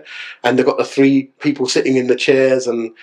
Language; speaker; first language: English; native; English